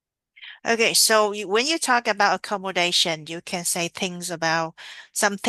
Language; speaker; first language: English; non-native, fluent; Vietnamese